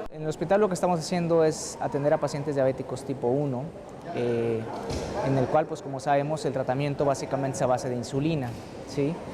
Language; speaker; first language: Spanish; native; Spanish